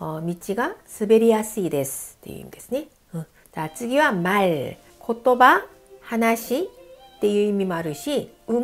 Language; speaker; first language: Japanese; non-native, fluent; Korean